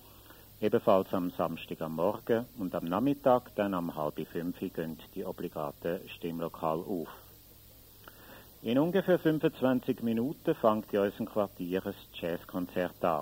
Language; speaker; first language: German; native; German